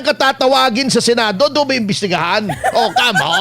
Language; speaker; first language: Filipino; native; Filipino